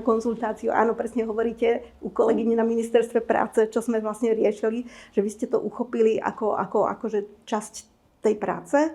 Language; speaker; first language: Slovak; native; Slovak